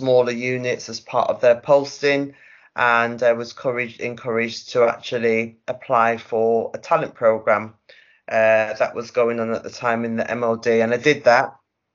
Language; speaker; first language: English; native; English